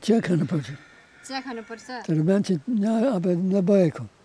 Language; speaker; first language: Nepali; non-native, learner; English